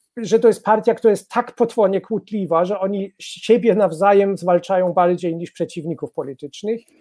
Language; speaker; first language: Polish; non-native, fluent; German